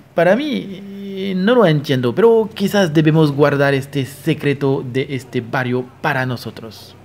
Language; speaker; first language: Spanish; non-native, fluent; French